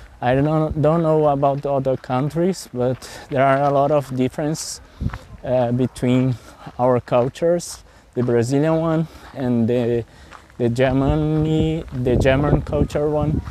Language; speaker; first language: English; non-native, fluent; Portuguese